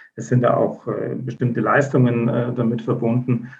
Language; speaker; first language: German; native; German